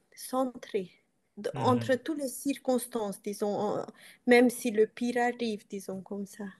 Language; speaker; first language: French; non-native, fluent; Romanian